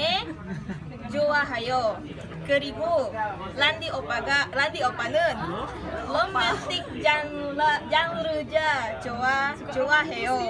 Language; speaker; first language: Korean; non-native, learner; Indonesian